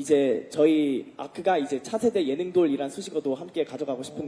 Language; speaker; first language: Korean; native; Korean